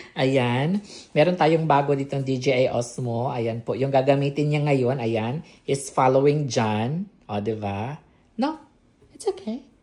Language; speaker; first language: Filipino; non-native, local second language; Cebuano